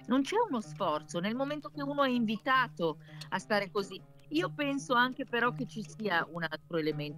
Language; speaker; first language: Italian; native; Italian